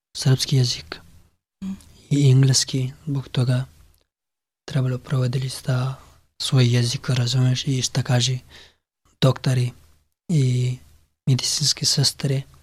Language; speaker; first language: Serbian; non-native, learner; Pashto